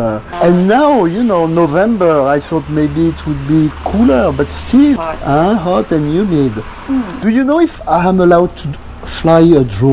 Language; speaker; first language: English; non-native, learner; French